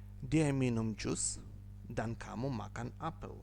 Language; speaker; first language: Indonesian; non-native, fluent; Ukrainian